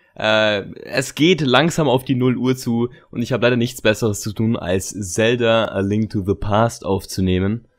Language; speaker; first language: German; native; German